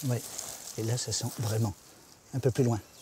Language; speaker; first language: French; native; French